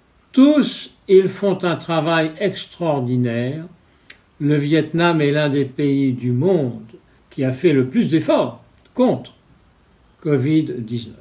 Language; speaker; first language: French; non-native, fluent; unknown